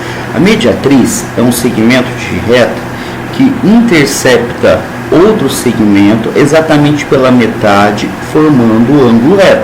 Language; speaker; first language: Portuguese; native; Portuguese